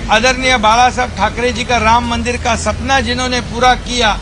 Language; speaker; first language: Hindi; non-native, local second language; Marathi